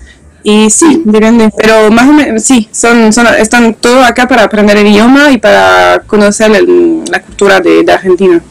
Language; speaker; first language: Spanish; non-native, learner; French